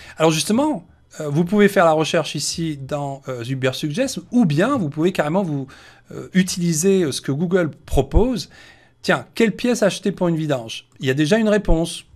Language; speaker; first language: French; native; French